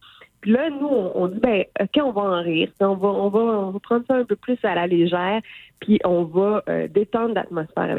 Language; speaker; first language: French; native; French